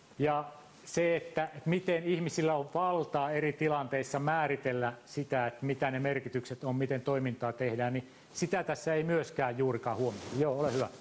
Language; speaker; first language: Finnish; native; Finnish